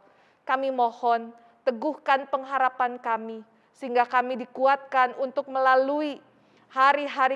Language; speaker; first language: Indonesian; native; Indonesian